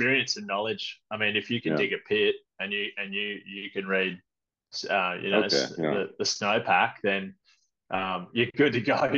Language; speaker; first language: English; native; English